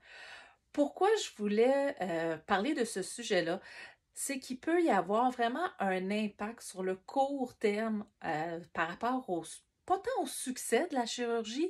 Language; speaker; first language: French; native; French